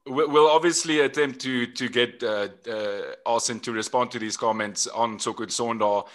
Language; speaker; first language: English; non-native, local second language; Afrikaans